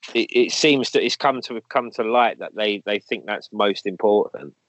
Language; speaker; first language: English; native; English